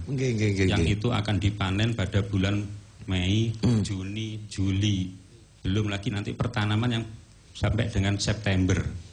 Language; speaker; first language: Indonesian; non-native, local second language; Javanese